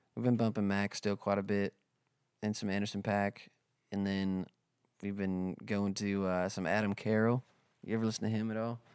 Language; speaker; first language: English; native; English